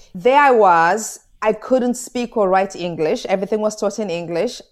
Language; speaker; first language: English; non-native, local second language; Shona